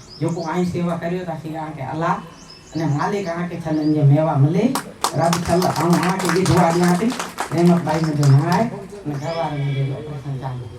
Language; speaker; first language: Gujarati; non-native, local second language; Kachhi